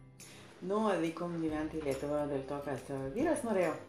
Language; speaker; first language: Lithuanian; non-native, fluent; Spanish